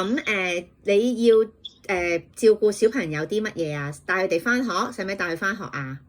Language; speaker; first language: Cantonese; native; Cantonese